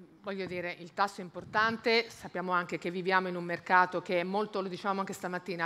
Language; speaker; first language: Italian; native; Italian